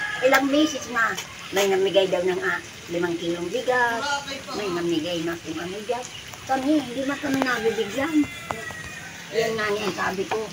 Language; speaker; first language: Filipino; non-native, local second language; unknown